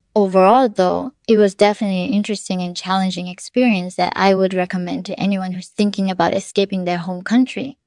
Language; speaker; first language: English; non-native, fluent; Korean